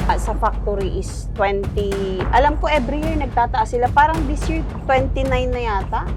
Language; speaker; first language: Filipino; native; Filipino